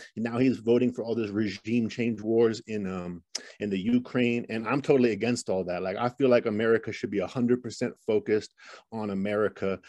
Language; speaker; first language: English; native; English